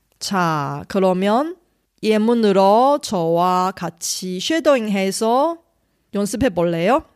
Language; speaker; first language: Korean; non-native, fluent; Chinese